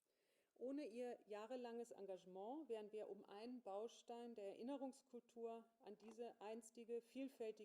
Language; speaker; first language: German; native; German